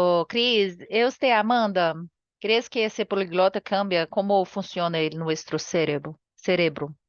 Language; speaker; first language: Spanish; non-native, learner; Portuguese